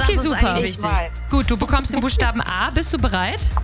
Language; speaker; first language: German; native; German